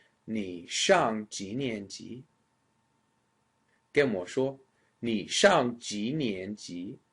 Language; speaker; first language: Chinese; non-native, fluent; English